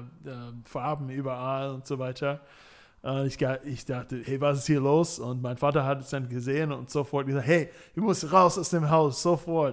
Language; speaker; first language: German; non-native, fluent; English